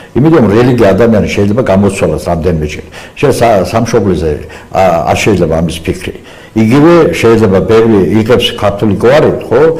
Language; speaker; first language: Georgian; non-native, local second language; Azerbaijani